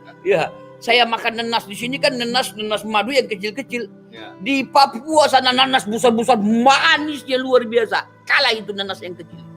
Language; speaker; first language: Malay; non-native, local second language; Achinese